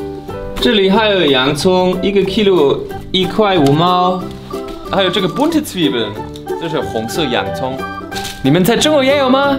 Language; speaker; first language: Chinese; non-native, fluent; German